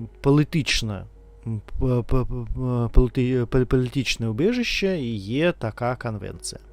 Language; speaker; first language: Ukrainian; non-native, learner; Russian